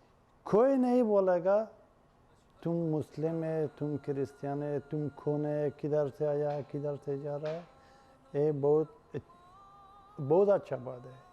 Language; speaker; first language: Hindi; non-native, learner; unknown